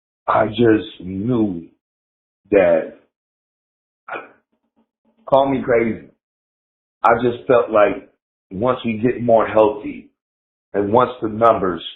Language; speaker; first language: English; native; English